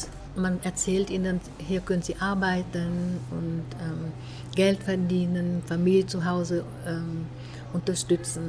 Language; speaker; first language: German; non-native, fluent; Vietnamese